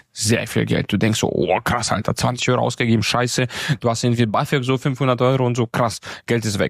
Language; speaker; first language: German; native; German